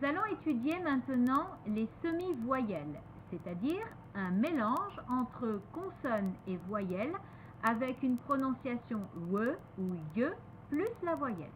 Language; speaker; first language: French; native; French